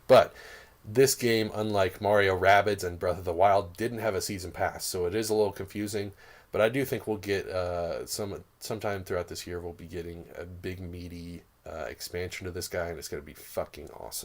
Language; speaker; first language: English; native; English